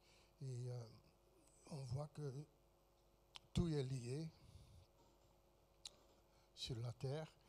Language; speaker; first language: French; non-native, fluent; Dutch